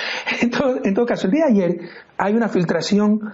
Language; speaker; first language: Spanish; native; Spanish